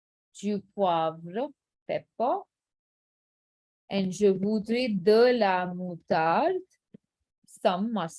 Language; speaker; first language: French; non-native, fluent; Hindi